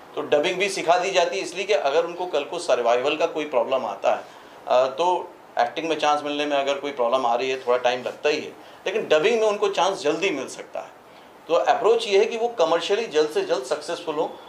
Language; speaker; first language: Hindi; native; Hindi